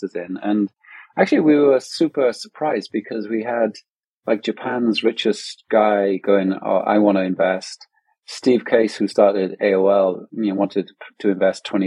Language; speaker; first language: English; native; English